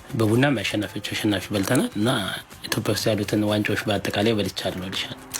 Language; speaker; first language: Amharic; native; Amharic